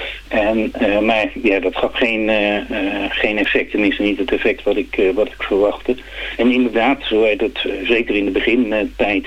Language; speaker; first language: Dutch; native; Dutch